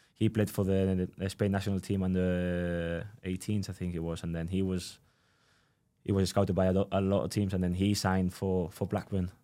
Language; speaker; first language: English; non-native, fluent; Spanish